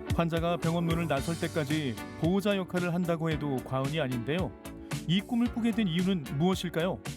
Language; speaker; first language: Korean; native; Korean